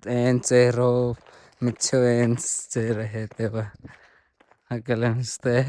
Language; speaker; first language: Armenian; non-native, learner; Hindi